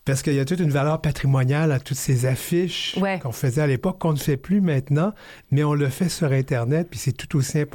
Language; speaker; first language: French; native; French